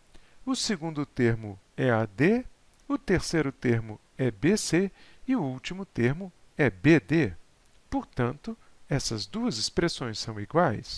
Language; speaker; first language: Portuguese; native; Portuguese